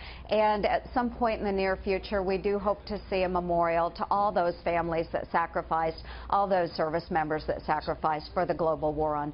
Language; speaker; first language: English; native; English